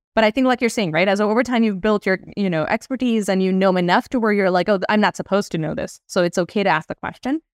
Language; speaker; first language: English; non-native, local second language; Hindi